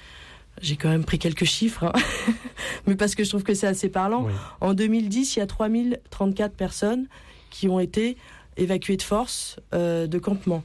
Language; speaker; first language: French; native; French